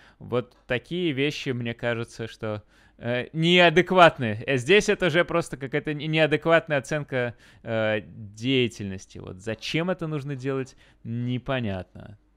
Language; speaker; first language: Russian; native; Russian